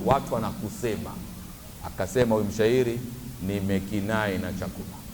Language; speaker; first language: Swahili; native; Swahili